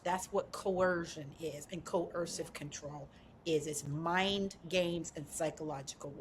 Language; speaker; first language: English; native; English